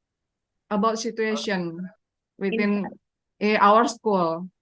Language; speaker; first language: English; non-native, learner; Indonesian